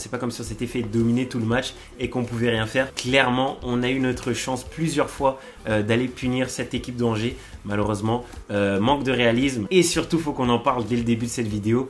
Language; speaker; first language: French; native; French